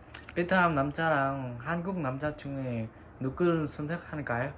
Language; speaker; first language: Korean; non-native, learner; Vietnamese